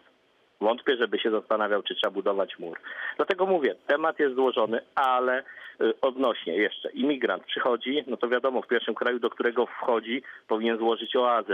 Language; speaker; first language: Polish; native; Polish